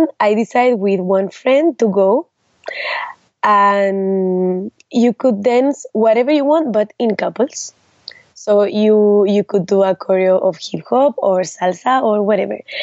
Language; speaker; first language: English; non-native, fluent; Spanish